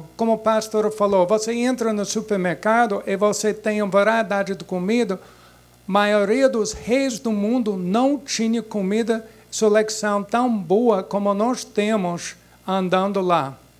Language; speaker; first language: Portuguese; non-native, fluent; English